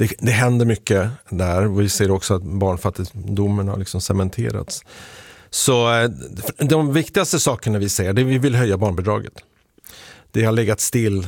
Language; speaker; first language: Swedish; native; Swedish